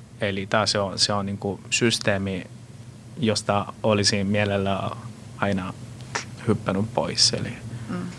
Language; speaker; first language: Finnish; non-native, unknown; Italian